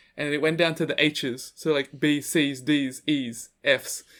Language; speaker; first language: English; native; English